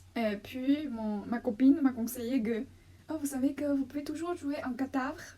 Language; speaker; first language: French; non-native, fluent; Chinese